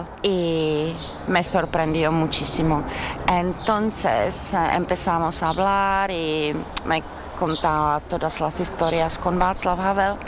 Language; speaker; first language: Spanish; non-native, learner; Czech